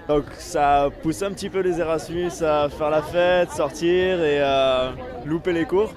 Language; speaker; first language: French; native; French